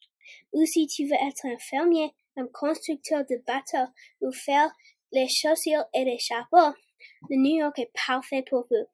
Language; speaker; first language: French; non-native, learner; English